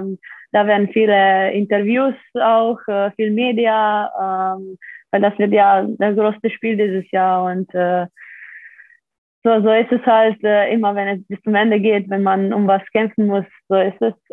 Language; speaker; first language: German; non-native, fluent; Slovenian